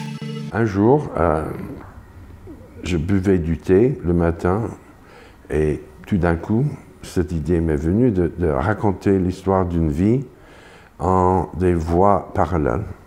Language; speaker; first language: French; non-native, fluent; English